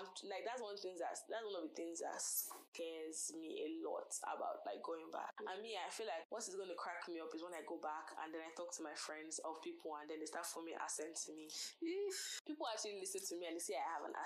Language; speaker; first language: English; non-native, local second language; Igbo